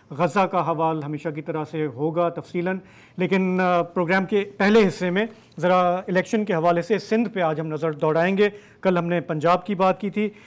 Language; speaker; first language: Urdu; non-native, local second language; Sindhi